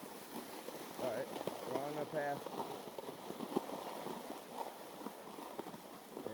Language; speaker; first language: English; native; English